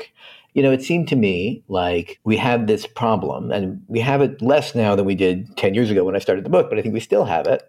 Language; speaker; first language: English; native; English